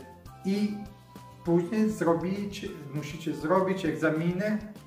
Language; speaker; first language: Polish; non-native, learner; Italian